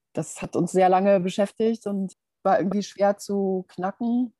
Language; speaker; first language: German; native; German